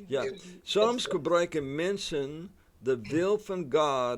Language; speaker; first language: Dutch; non-native, fluent; English